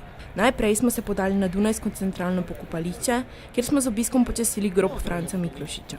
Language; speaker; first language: Slovenian; native; Slovenian